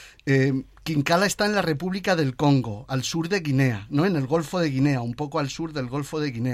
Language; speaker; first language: Spanish; native; Spanish